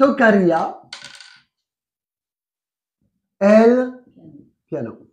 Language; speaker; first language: Spanish; non-native, fluent; French